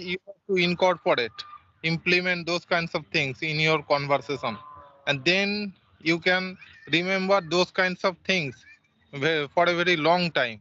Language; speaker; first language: English; non-native, local second language; Santali